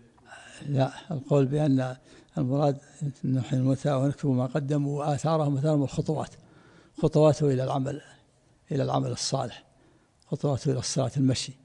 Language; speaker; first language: Arabic; native; Arabic